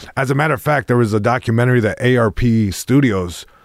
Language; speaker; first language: English; early bilingual, other home language; Spanish